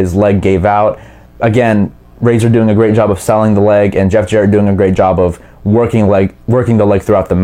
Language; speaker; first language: English; native; English